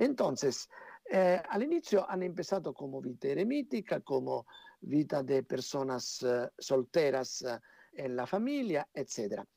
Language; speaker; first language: Italian; non-native, fluent; Spanish